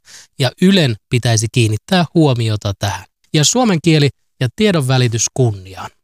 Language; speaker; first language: Finnish; native; Finnish